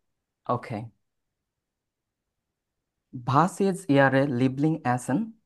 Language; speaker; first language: German; non-native, learner; Bangla